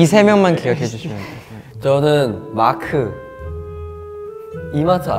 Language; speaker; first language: Korean; early bilingual, heritage; Korean